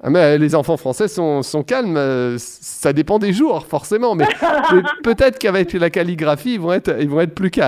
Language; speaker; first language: French; native; French